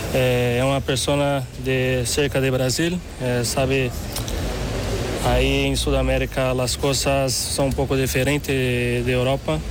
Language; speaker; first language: Spanish; non-native, fluent; Portuguese